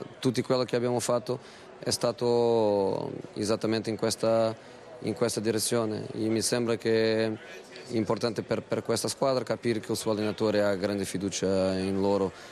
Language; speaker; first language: Italian; non-native, fluent; Portuguese